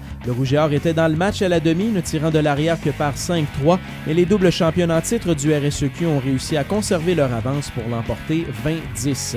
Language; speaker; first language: French; native; French